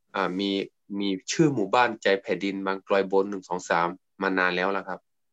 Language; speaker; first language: Thai; non-native, local second language; S'gaw Karen